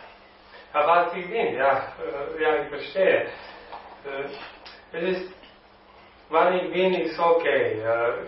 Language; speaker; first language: German; non-native, learner; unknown